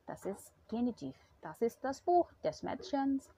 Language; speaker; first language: German; non-native, fluent; Indonesian